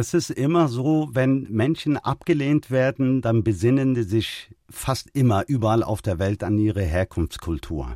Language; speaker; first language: German; early bilingual, other home language; Turkish